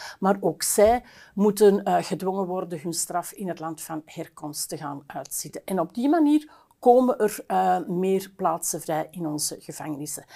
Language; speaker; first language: Dutch; native; Dutch